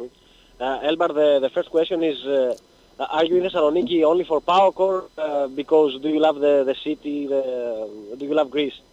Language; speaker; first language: English; non-native, learner; Greek